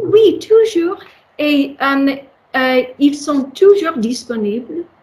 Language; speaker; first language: French; non-native, learner; English